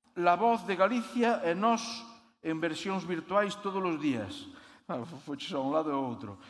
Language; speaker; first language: Galician; native; Galician